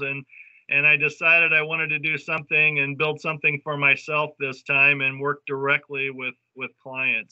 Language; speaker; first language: English; native; English